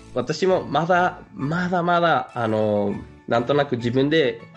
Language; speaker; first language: Japanese; non-native, fluent; Spanish